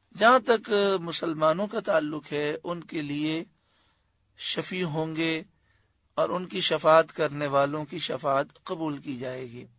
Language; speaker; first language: Urdu; native; Urdu